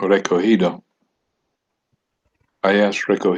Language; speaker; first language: Spanish; non-native, learner; English